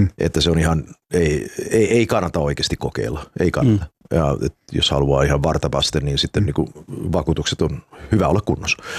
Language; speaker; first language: Finnish; early bilingual, heritage; Finnish